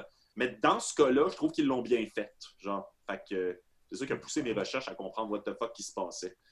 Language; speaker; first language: French; native; French